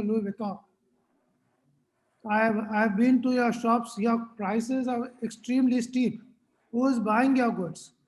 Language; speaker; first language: English; non-native, local second language; Hindi